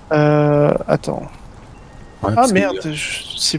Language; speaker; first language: French; native; French